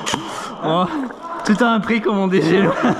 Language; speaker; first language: French; native; French